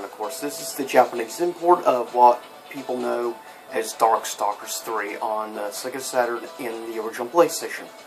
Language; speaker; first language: English; native; English